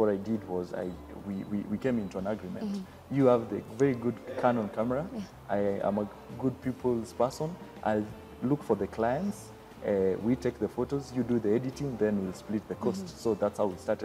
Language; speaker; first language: English; non-native, local second language; Kamba